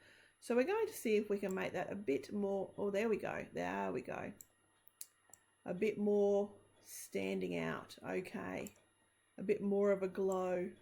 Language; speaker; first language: English; native; English